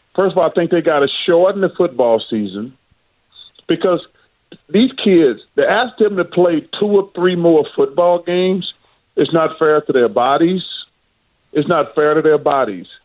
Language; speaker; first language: English; native; English